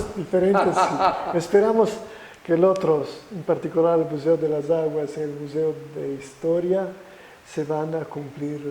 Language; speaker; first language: Spanish; non-native, fluent; Italian